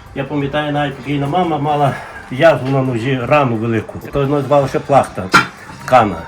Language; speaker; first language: Ukrainian; native; Ukrainian